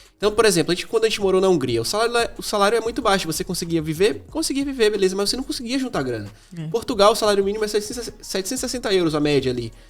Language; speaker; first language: Portuguese; native; Portuguese